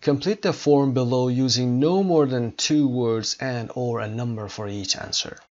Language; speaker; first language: English; non-native, fluent; Persian